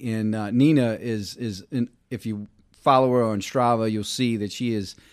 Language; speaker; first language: English; native; English